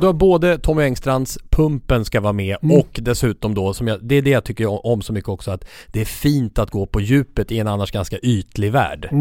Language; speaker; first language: Swedish; native; Swedish